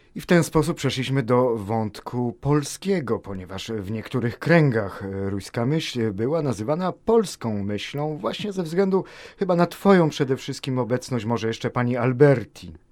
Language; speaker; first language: Polish; native; Polish